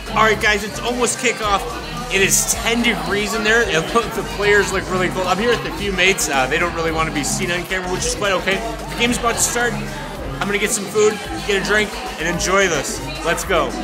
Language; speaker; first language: English; native; English